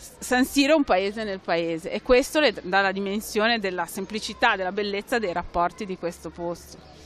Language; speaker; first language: Italian; native; Italian